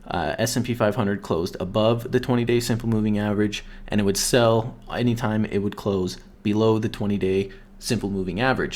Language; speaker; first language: English; native; English